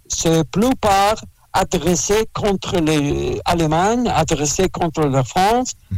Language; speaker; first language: French; non-native, learner; Russian